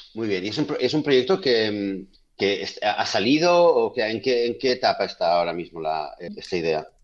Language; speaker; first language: Spanish; native; Spanish